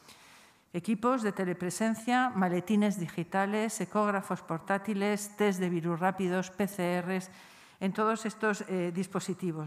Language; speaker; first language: Spanish; native; Spanish